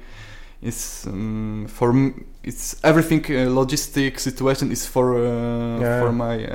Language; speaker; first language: English; non-native, learner; Polish